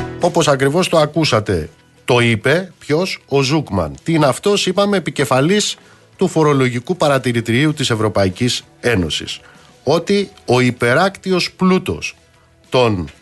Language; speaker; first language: Greek; native; Greek